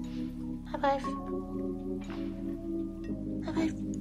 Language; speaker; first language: English; native; English